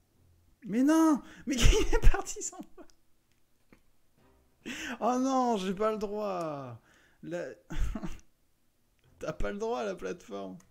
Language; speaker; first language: French; native; French